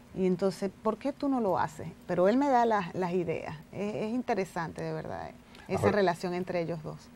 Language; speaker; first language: Spanish; native; Spanish